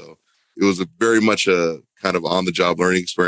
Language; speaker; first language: English; native; English